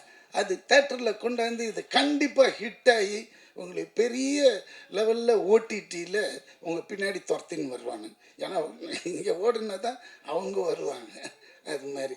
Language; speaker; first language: Tamil; native; Tamil